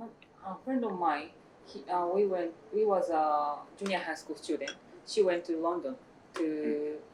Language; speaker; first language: English; non-native, learner; Japanese